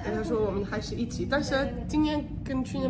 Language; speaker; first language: Chinese; non-native, fluent; Arabic